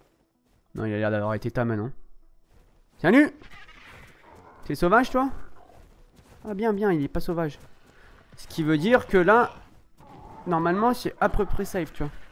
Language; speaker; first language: French; native; French